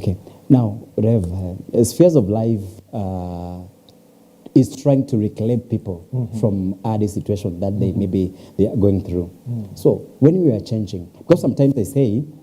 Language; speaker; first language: English; non-native, local second language; Swahili